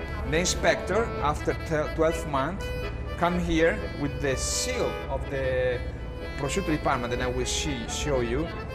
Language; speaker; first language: English; non-native, learner; Italian